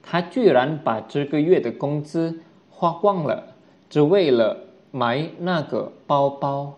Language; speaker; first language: Chinese; non-native, fluent; Indonesian